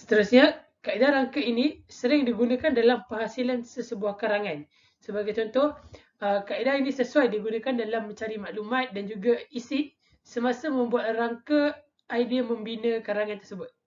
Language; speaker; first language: Malay; native; Malay